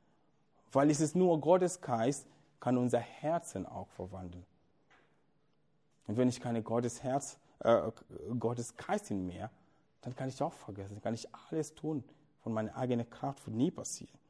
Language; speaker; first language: German; non-native, fluent; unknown